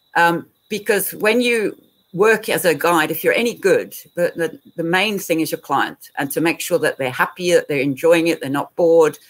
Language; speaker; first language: English; native; English